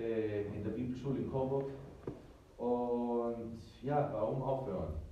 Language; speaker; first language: German; early bilingual, heritage; Spanish